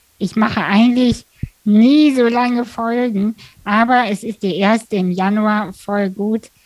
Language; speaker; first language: German; early bilingual, other home language; Russian